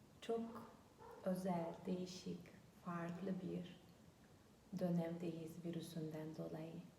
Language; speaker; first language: Turkish; non-native, fluent; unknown